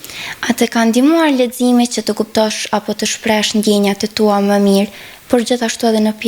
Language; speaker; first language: Albanian; native; Albanian